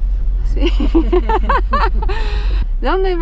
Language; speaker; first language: Spanish; non-native, learner; English